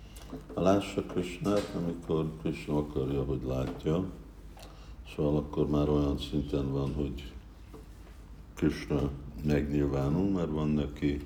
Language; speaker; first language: Hungarian; early bilingual, heritage; Hungarian